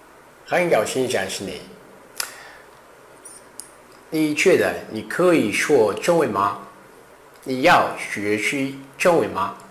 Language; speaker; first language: Chinese; non-native, learner; Portuguese